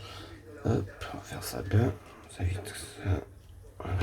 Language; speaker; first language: French; native; French